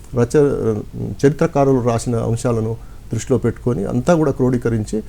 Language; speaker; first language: Telugu; non-native, local second language; Lambadi